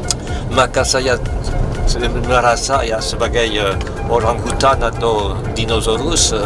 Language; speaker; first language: Indonesian; non-native, fluent; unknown